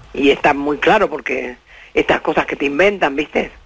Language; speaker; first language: Spanish; native; Spanish